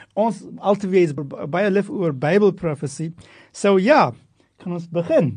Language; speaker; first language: Afrikaans; non-native, fluent; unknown